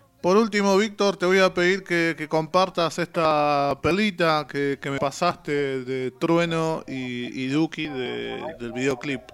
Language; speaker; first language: Spanish; native; Spanish